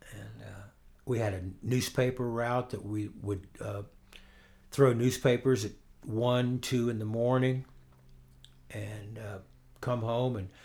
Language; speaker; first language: English; native; English